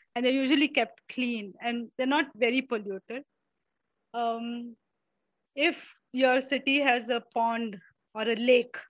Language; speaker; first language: English; non-native, local second language; Malayalam